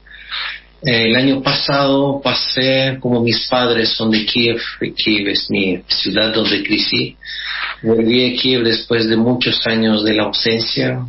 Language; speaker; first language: Spanish; non-native, fluent; Russian